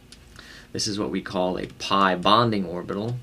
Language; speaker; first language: English; native; English